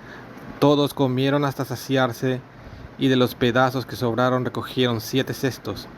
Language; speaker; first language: Spanish; native; Spanish